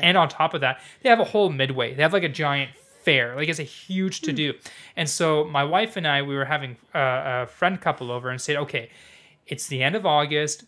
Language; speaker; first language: English; native; English